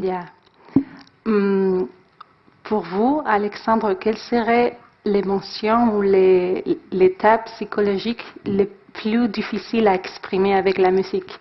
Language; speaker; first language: French; non-native, fluent; Spanish